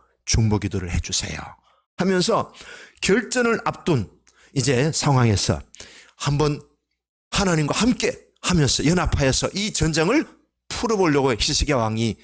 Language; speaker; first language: Korean; native; Korean